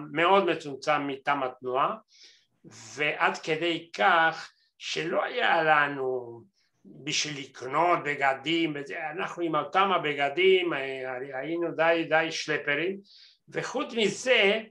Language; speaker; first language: Hebrew; non-native, fluent; Spanish